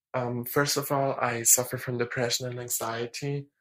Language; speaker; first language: English; non-native, fluent; German